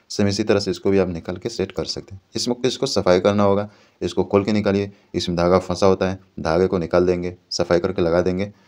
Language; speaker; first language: Hindi; native; Hindi